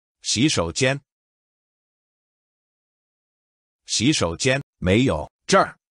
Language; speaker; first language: Chinese; non-native, learner; English